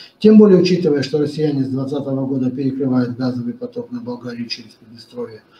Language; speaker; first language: Russian; non-native, local second language; Romanian